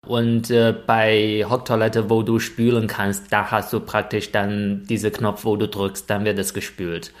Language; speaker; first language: German; non-native, fluent; Chinese